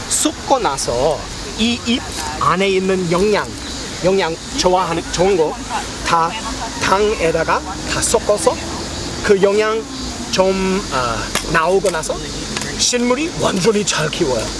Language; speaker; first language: Korean; non-native, learner; English